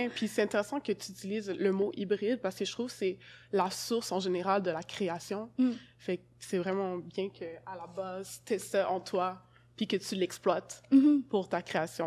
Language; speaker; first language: French; native; French